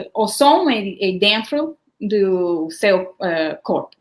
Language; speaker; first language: Portuguese; non-native, learner; English